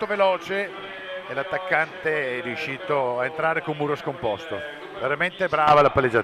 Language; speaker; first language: Italian; native; Italian